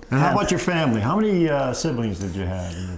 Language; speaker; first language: English; native; English